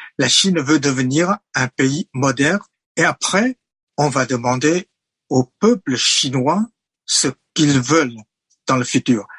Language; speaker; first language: French; non-native, fluent; Chinese